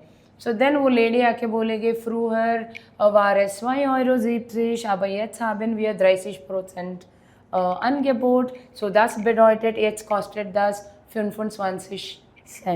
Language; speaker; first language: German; non-native, learner; Hindi